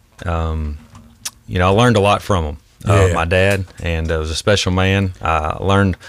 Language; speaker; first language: English; native; English